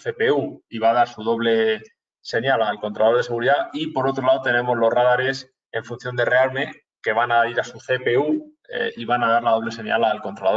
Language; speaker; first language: Spanish; native; Spanish